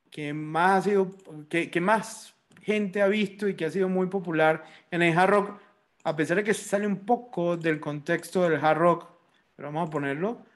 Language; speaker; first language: Spanish; native; Spanish